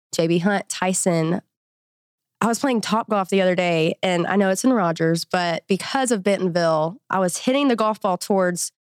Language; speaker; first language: English; native; English